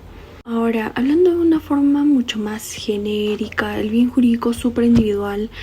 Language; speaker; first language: Spanish; native; Spanish